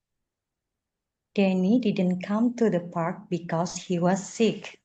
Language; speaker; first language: English; non-native, learner; Indonesian